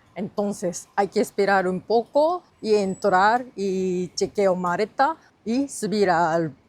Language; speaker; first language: Spanish; non-native, fluent; Japanese